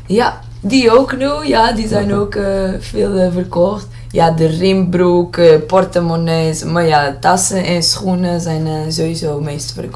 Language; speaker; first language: Dutch; non-native, learner; Portuguese